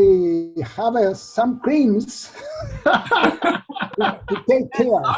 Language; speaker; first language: English; non-native, learner; Spanish